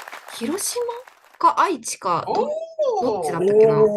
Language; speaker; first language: Japanese; native; Japanese